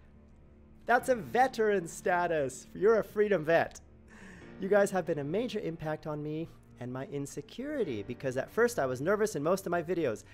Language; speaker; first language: English; native; English